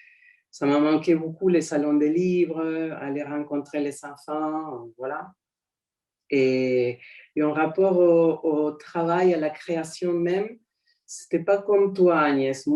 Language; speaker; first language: French; non-native, fluent; Spanish